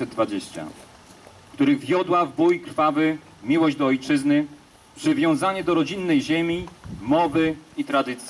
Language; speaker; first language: Polish; native; Polish